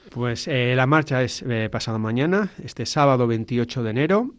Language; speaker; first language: Spanish; native; Spanish